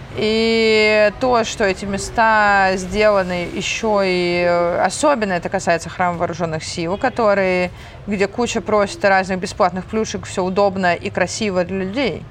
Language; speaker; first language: Russian; native; Russian